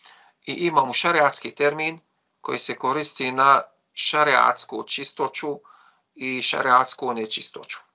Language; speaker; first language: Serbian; non-native, fluent; Arabic